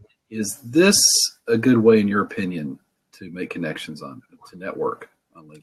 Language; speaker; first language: English; native; English